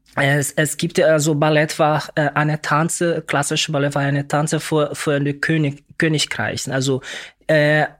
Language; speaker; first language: German; non-native, learner; Portuguese